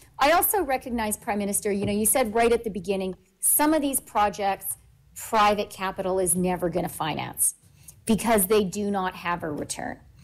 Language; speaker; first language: English; native; English